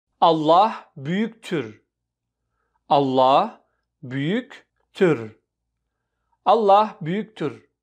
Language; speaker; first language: Turkish; non-native, fluent; Urdu